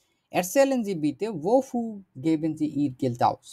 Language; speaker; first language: German; non-native, learner; Bangla